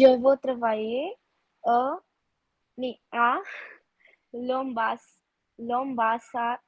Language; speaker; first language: French; non-native, learner; Hindi